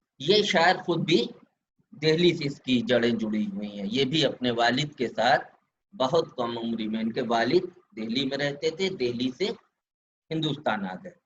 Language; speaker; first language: Urdu; native; Urdu